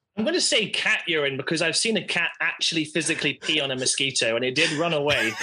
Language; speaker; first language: English; native; English